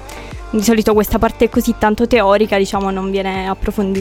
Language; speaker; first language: Italian; native; Italian